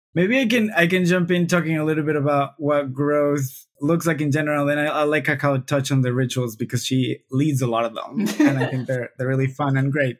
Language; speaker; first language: English; non-native, fluent; Spanish